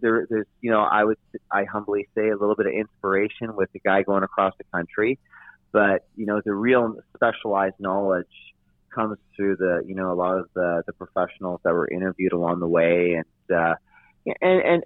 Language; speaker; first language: English; native; English